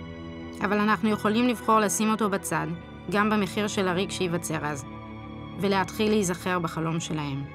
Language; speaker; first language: Hebrew; native; Hebrew